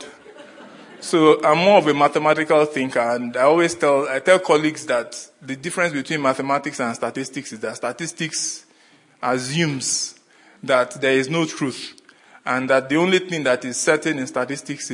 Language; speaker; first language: English; non-native, local second language; Yoruba